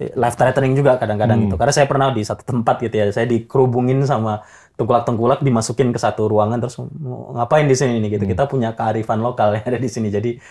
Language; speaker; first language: Indonesian; native; Indonesian